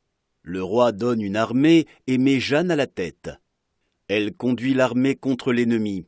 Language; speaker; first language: French; non-native, fluent; Arabic